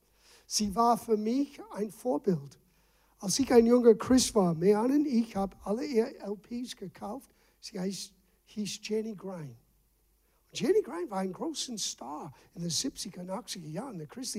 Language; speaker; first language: German; non-native, fluent; English